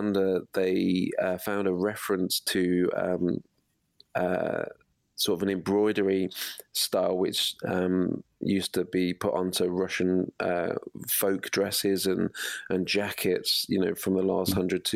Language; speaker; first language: English; native; English